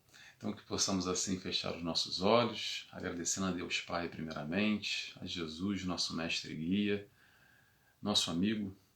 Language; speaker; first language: Portuguese; native; Portuguese